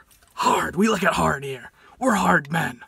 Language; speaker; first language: English; native; English